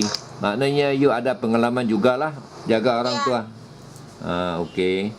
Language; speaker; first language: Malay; non-native, local second language; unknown